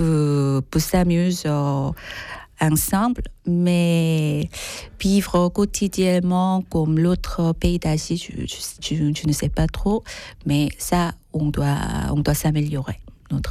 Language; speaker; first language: French; non-native, fluent; Korean